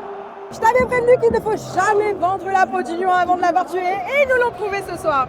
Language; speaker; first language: French; native; French